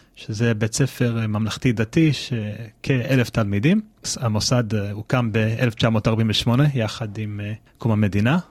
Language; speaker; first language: Hebrew; non-native, fluent; English